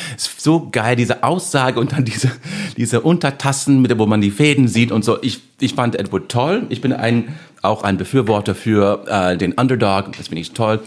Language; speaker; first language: German; non-native, fluent; English